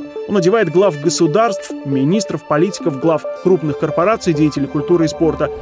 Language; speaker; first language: Russian; native; Russian